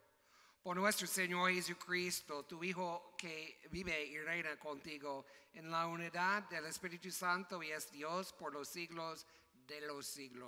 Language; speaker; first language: Spanish; non-native, learner; English